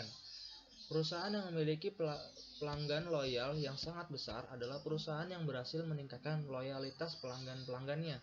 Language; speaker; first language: Indonesian; native; Indonesian